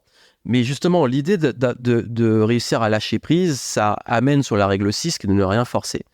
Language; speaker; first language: French; native; French